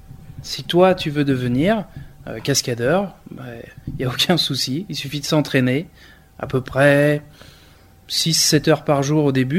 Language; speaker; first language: French; native; French